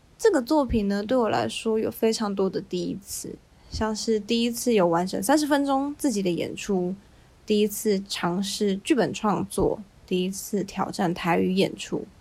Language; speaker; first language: Chinese; native; Chinese